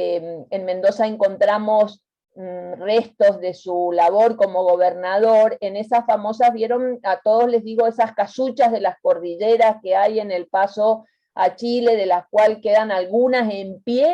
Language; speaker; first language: Spanish; native; Spanish